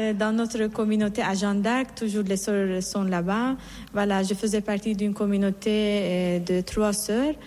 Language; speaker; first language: French; non-native, fluent; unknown